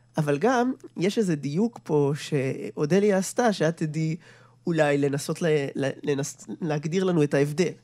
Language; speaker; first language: Hebrew; native; Hebrew